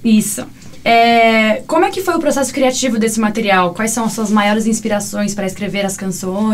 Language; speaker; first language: Portuguese; native; Portuguese